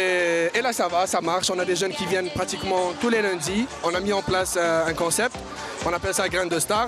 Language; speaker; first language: French; native; French